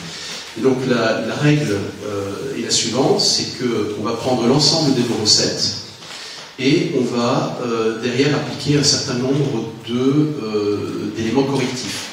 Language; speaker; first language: French; native; French